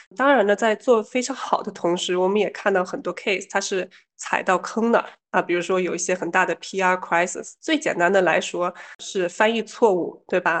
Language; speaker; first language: Chinese; early bilingual, heritage; Chinese